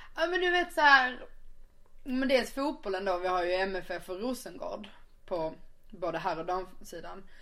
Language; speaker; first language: Swedish; native; Swedish